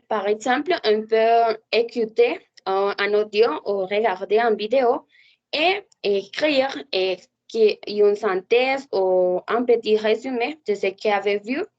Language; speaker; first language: French; non-native, learner; Spanish